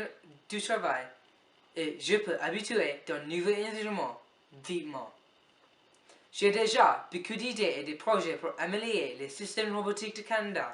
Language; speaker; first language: French; non-native, learner; English